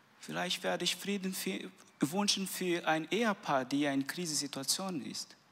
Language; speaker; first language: German; non-native, learner; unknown